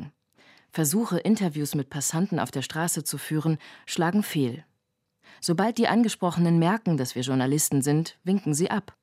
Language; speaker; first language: German; native; German